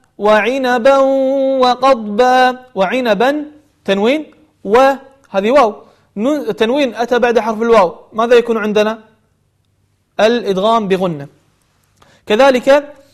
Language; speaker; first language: Arabic; native; Arabic